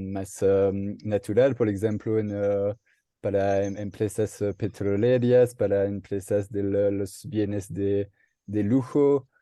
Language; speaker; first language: Spanish; non-native, learner; French